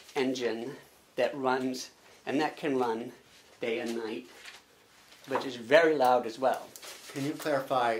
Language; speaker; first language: English; native; English